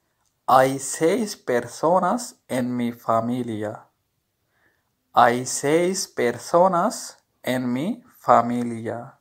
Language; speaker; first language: Spanish; non-native, learner; Urdu